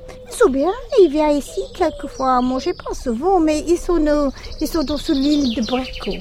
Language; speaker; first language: French; non-native, learner; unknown